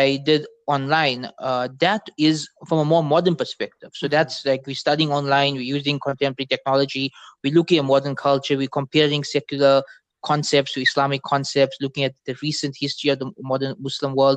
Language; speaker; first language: English; native; English